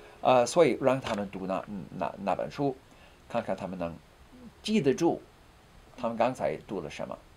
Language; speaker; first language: Chinese; non-native, fluent; English